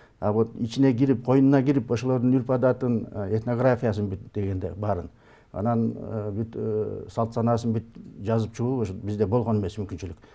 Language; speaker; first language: Kyrgyz; native; Kyrgyz